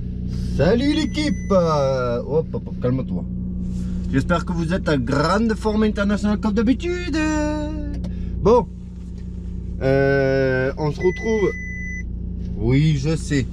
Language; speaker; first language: French; native; French